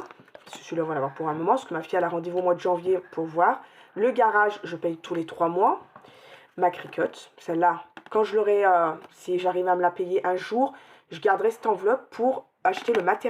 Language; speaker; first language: French; native; French